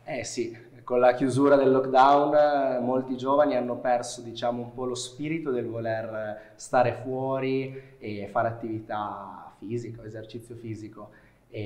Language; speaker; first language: Italian; native; Italian